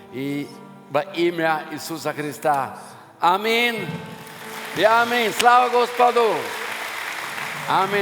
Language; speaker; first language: Russian; non-native, fluent; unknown